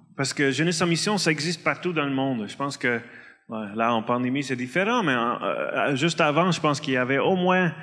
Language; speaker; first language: French; non-native, fluent; Dutch